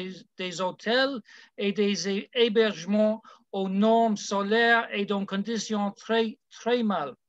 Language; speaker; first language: French; non-native, learner; English